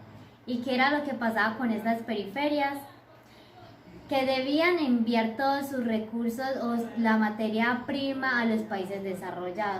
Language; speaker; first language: Spanish; native; Spanish